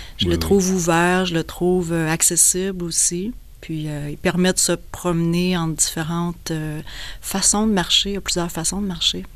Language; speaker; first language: French; native; French